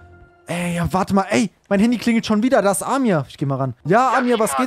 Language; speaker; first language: German; native; German